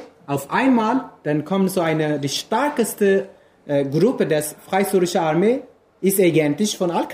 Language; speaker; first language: German; non-native, fluent; Kurdish